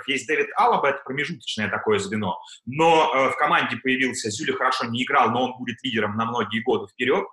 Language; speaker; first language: Russian; native; Russian